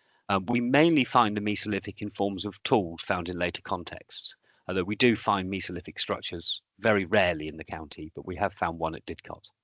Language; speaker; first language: English; native; English